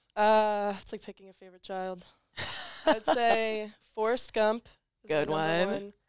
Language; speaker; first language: English; native; English